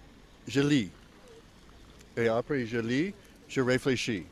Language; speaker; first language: French; non-native, learner; English